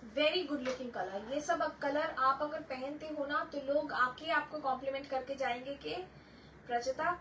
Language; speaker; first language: Hindi; non-native, local second language; Bangla